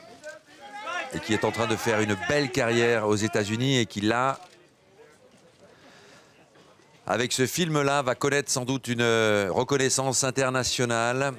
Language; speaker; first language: French; native; French